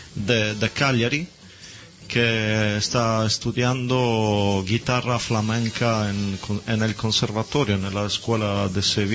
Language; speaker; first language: Spanish; non-native, learner; Italian